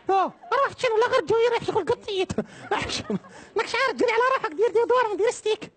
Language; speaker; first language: Arabic; native; Arabic